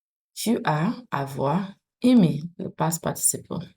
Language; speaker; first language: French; non-native, fluent; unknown